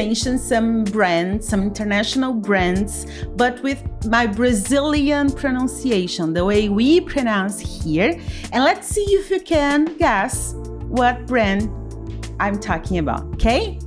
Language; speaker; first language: English; non-native, fluent; Portuguese